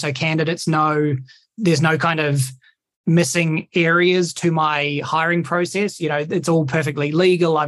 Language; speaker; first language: English; native; English